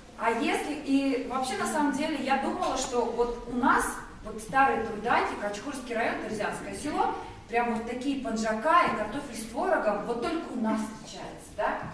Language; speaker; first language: Russian; native; Russian